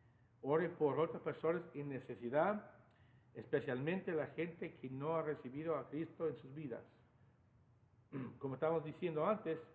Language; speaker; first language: Spanish; non-native, fluent; English